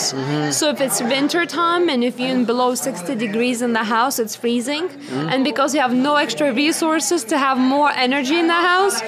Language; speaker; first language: English; non-native, fluent; Lithuanian